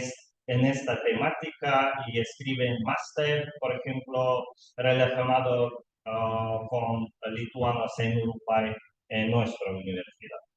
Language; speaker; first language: Spanish; non-native, learner; Lithuanian